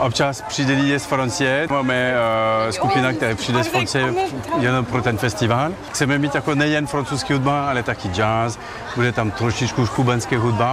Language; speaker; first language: Czech; non-native, learner; French